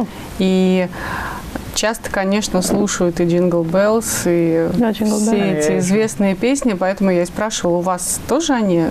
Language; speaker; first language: Russian; native; Russian